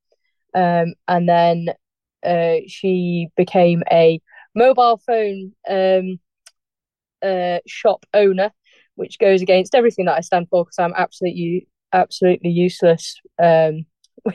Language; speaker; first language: English; native; English